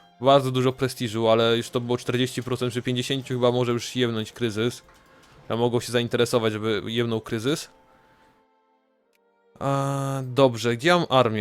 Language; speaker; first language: Polish; native; Polish